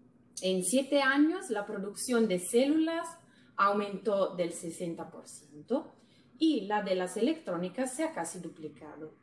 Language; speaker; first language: Spanish; non-native, fluent; Italian